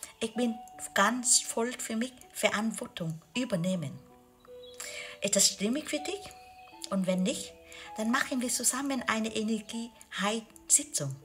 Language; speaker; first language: German; non-native, learner; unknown